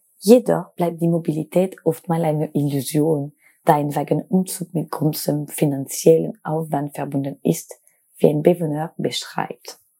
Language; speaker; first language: German; non-native, fluent; French